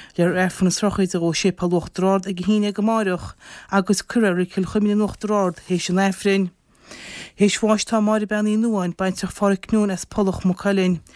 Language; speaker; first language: Irish; native; Irish